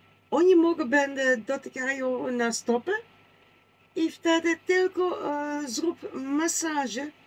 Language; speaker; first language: Polish; non-native, learner; Dutch